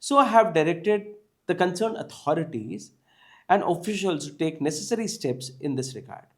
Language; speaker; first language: English; non-native, local second language; Tamil